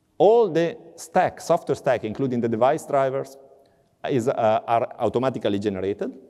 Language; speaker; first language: English; non-native, fluent; Italian